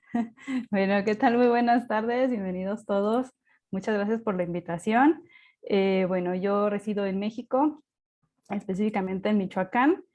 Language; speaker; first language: Spanish; native; Spanish